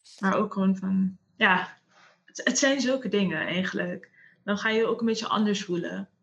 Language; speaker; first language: Dutch; native; Dutch